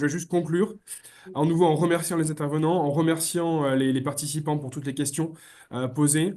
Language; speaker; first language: French; native; French